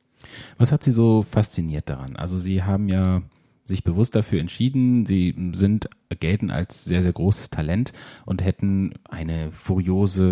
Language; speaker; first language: German; native; German